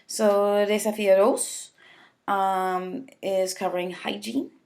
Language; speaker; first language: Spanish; non-native, learner; English